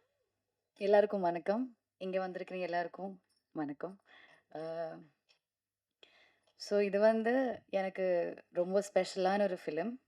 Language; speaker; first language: Tamil; non-native, learner; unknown